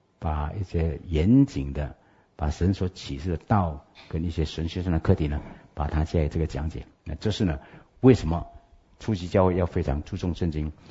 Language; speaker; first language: Chinese; native; Chinese